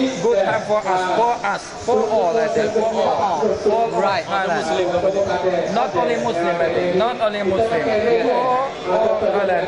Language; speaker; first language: English; non-native, learner; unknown